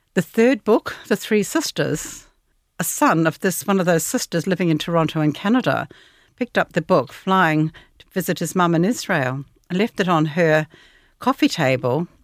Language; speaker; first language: English; native; English